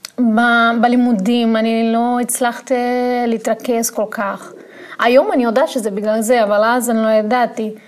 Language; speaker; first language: Hebrew; non-native, fluent; Portuguese